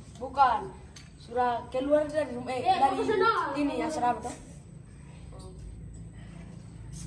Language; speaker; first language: Indonesian; non-native, local second language; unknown